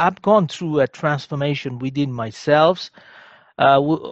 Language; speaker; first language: English; non-native, local second language; Bangla